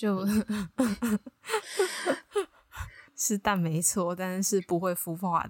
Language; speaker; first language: Chinese; native; Chinese